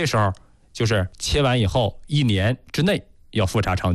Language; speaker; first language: Chinese; native; Chinese